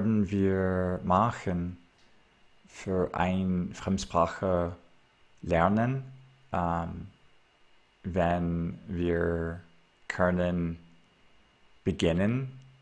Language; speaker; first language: German; non-native, learner; English